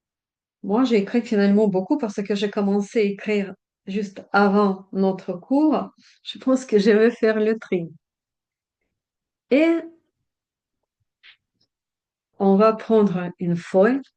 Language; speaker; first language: French; non-native, fluent; Russian